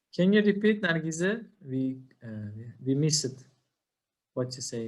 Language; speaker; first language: English; non-native, fluent; Uzbek